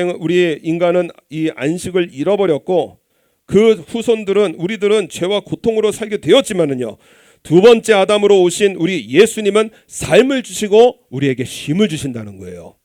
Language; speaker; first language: Korean; native; Korean